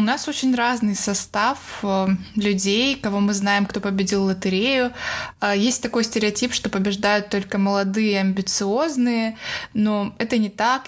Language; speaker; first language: Russian; native; Russian